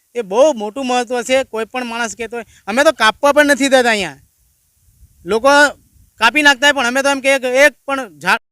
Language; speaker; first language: Gujarati; non-native, local second language; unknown